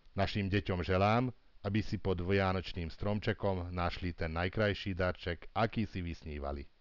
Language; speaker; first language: Hungarian; native; Hungarian